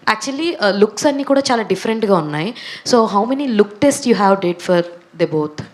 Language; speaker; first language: Telugu; native; Telugu